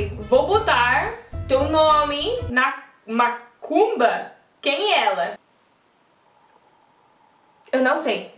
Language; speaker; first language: Portuguese; non-native, learner; Dutch